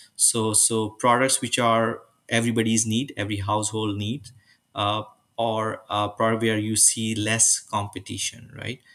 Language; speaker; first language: English; non-native, local second language; Urdu